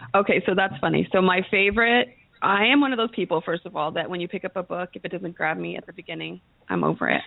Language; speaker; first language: English; native; English